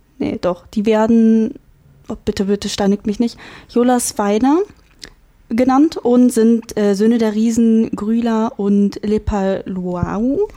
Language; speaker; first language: German; native; German